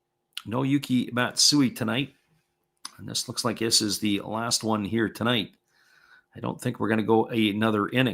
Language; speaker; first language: English; native; English